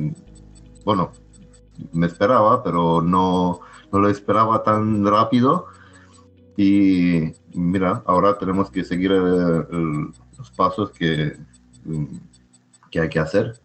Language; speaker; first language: Spanish; non-native, fluent; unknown